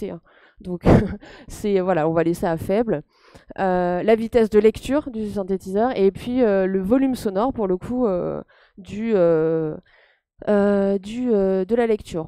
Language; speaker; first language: French; native; French